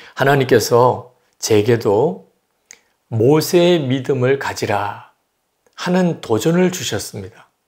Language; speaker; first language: Korean; native; Korean